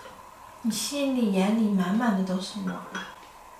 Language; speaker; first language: Chinese; native; Chinese